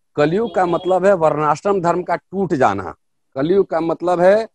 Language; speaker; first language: Hindi; native; Hindi